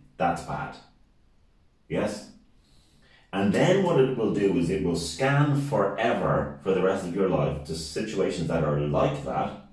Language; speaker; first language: English; native; English